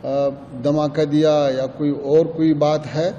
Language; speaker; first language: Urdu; non-native, fluent; Pashto